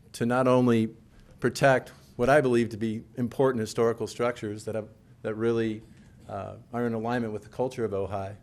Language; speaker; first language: English; native; English